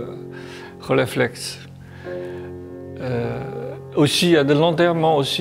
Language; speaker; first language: French; non-native, learner; Chinese